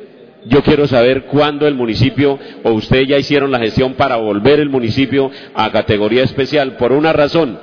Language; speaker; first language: Spanish; native; Spanish